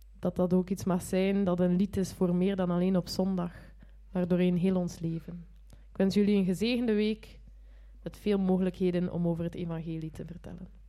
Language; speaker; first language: Dutch; native; Dutch